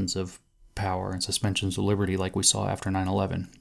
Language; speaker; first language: English; native; English